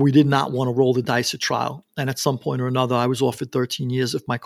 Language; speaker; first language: English; native; English